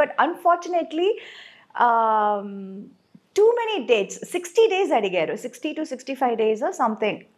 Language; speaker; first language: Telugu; non-native, local second language; Tamil